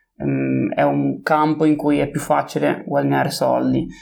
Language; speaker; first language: Italian; native; Italian